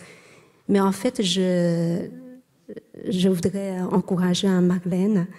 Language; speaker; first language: French; non-native, learner; Chinese